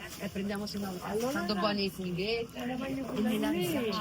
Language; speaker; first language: Italian; non-native, local second language; Punjabi